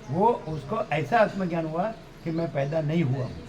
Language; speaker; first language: Hindi; non-native, local second language; Gujarati